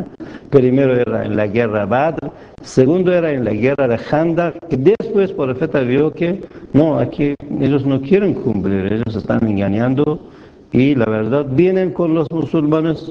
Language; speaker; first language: Spanish; non-native, fluent; Persian